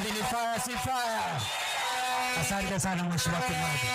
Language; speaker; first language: Swahili; non-native, local second language; Meru